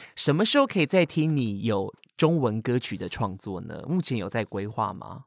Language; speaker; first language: Chinese; native; Chinese